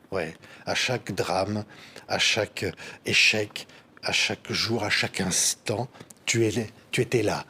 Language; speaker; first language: French; native; French